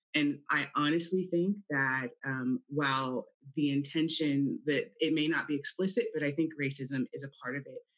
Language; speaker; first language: English; native; English